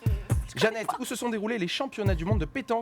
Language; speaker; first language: French; native; French